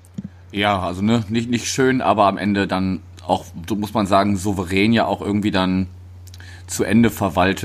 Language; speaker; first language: German; native; German